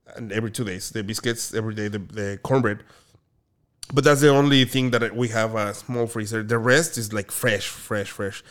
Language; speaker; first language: English; non-native, fluent; Spanish